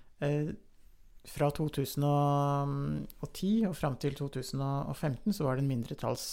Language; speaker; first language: Norwegian; native; Norwegian